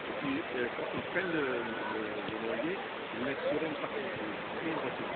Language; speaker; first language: French; non-native, local second language; Arabic